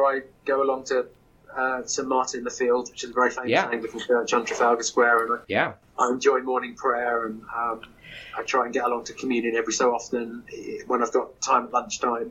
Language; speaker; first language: English; native; English